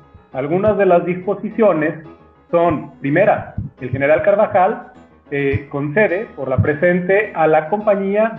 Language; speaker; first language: Spanish; native; Spanish